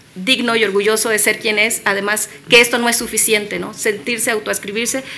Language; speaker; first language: Spanish; native; Spanish